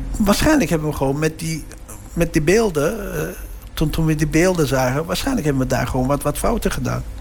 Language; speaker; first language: Dutch; early bilingual, other home language; Turkish